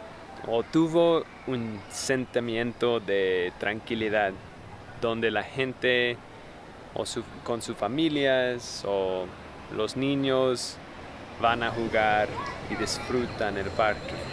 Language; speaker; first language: Spanish; non-native, fluent; English